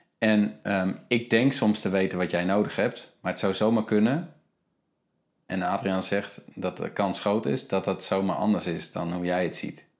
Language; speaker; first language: Dutch; native; Dutch